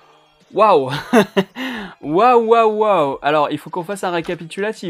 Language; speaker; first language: French; native; French